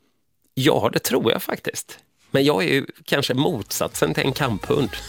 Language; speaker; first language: Swedish; native; Swedish